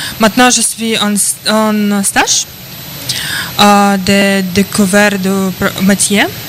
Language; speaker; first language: French; non-native, learner; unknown